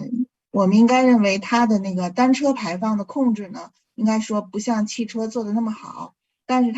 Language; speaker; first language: Chinese; native; Chinese